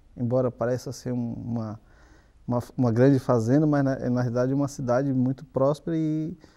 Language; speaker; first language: Portuguese; native; Portuguese